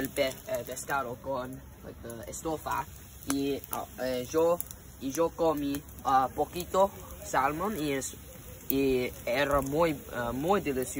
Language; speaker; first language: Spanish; non-native, learner; English